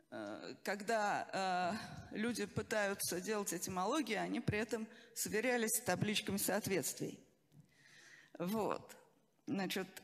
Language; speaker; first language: Russian; native; Russian